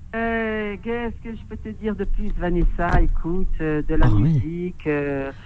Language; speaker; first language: French; non-native, local second language; Arabic